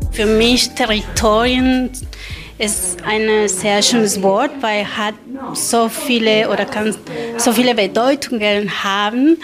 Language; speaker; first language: German; non-native, learner; Spanish